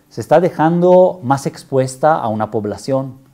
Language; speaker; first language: Spanish; non-native, fluent; Italian